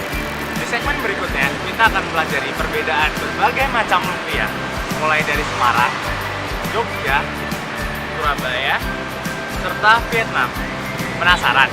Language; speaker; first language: Indonesian; native; Indonesian